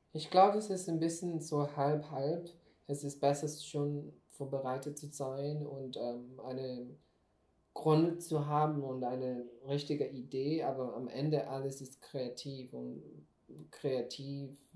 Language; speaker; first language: German; non-native, fluent; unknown